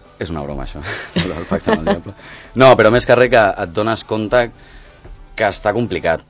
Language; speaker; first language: Catalan; non-native, local second language; Spanish